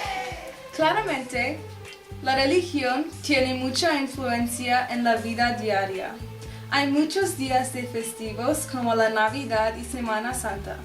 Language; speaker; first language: Spanish; non-native, learner; English